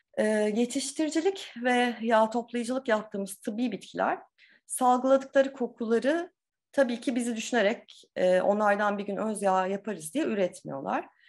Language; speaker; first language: Turkish; native; Turkish